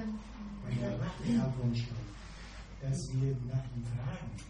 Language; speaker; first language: German; non-native, fluent; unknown